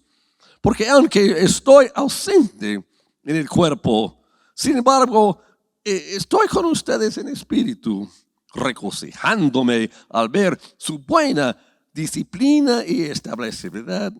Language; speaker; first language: Spanish; non-native, fluent; English